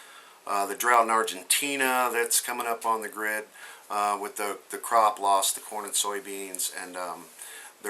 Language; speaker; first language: English; native; English